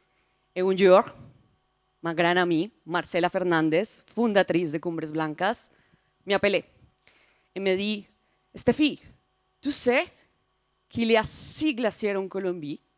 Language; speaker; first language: French; non-native, fluent; Spanish